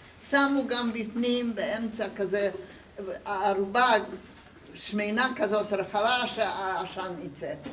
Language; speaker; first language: Hebrew; non-native, fluent; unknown